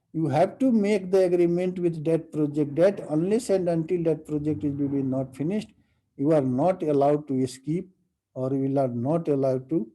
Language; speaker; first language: English; non-native, local second language; Nepali